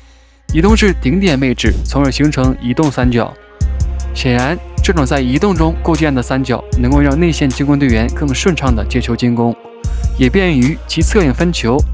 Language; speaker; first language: Chinese; native; Chinese